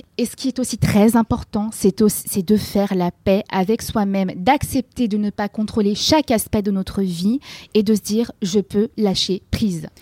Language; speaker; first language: French; native; French